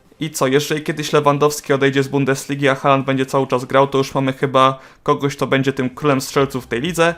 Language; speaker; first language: Polish; native; Polish